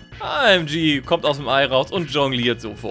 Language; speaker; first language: German; native; German